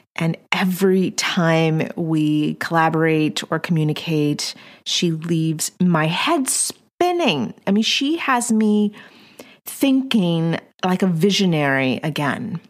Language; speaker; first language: English; early bilingual, other home language; Spanish